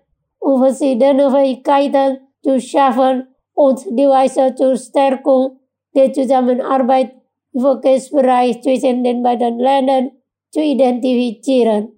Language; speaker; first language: German; non-native, fluent; Indonesian